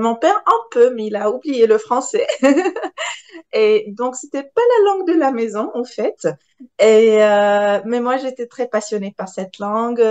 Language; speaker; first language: French; non-native, local second language; Arabic